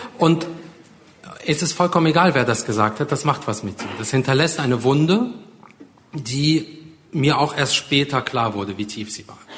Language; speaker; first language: German; early bilingual, other home language; Russian